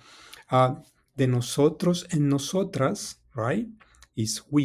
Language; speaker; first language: Spanish; non-native, fluent; English